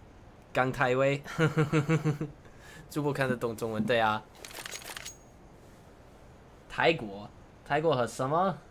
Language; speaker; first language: Chinese; non-native, learner; English